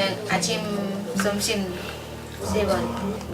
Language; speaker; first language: Korean; non-native, learner; Khmer